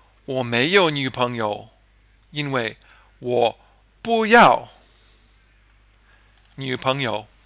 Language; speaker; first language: Chinese; non-native, fluent; English